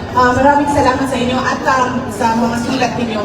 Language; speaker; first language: Filipino; native; Filipino